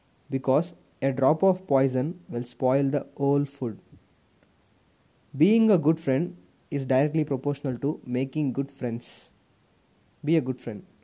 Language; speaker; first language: English; non-native, local second language; Tamil